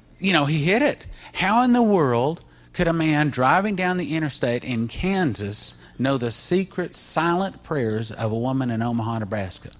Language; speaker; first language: English; native; English